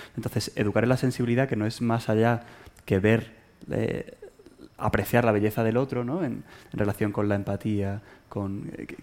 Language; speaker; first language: Spanish; native; Spanish